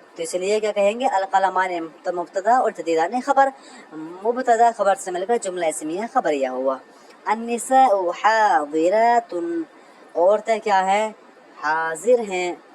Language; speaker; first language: Urdu; native; Urdu